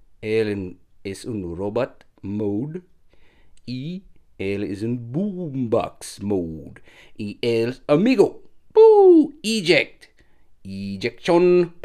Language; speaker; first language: Spanish; non-native, learner; English